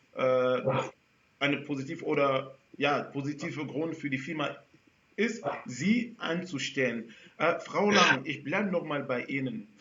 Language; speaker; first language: German; non-native, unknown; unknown